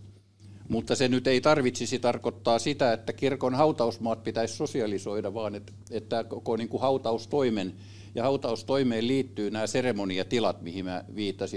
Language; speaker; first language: Finnish; native; Finnish